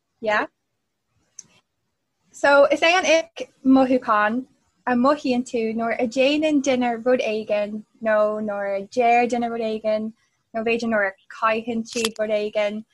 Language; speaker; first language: Irish; non-native, local second language; English